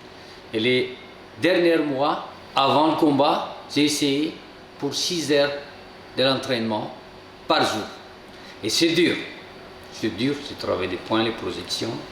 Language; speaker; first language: French; non-native, local second language; Malagasy